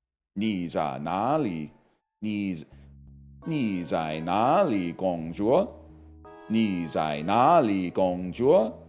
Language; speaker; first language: Chinese; non-native, learner; English